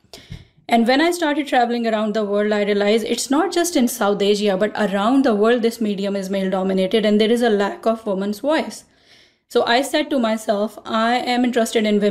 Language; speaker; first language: English; non-native, local second language; Urdu